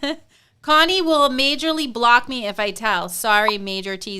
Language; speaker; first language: English; native; English